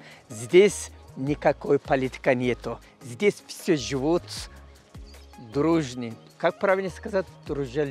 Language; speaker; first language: Russian; non-native, learner; Turkish